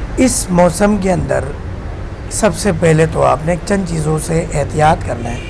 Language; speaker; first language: Urdu; non-native, local second language; Punjabi